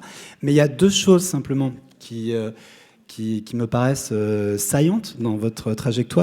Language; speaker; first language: French; native; French